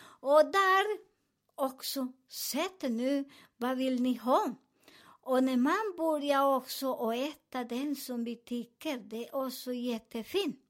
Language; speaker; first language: Swedish; non-native, fluent; Spanish